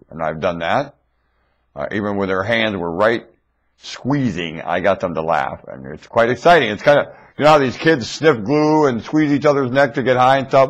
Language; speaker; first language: English; native; English